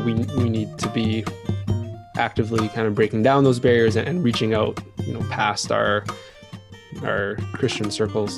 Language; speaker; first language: English; native; English